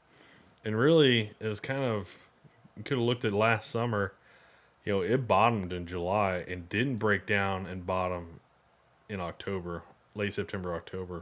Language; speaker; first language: English; native; English